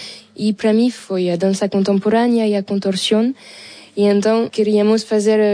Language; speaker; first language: Portuguese; non-native, fluent; French